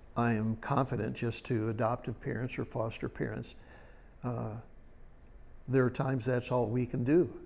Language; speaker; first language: English; native; English